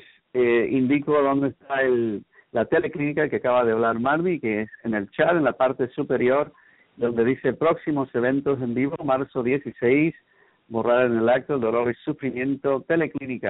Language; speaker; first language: Spanish; native; Spanish